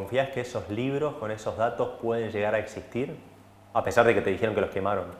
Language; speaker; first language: Spanish; native; Spanish